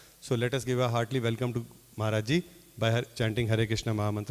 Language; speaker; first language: English; non-native, local second language; Hindi